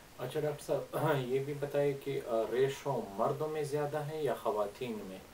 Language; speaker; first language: Urdu; non-native, local second language; Pashto